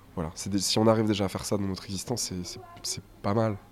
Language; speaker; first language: French; native; French